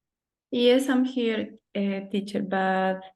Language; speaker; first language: English; non-native, learner; Spanish